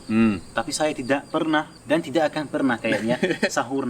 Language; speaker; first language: Indonesian; non-native, fluent; Arabic